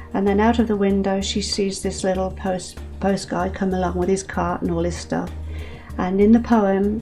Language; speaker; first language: English; native; English